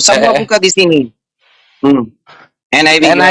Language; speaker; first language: Indonesian; non-native, fluent; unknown